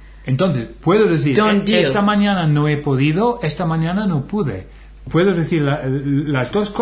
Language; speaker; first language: Spanish; non-native, fluent; English